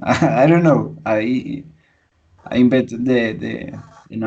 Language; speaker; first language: English; non-native, learner; Spanish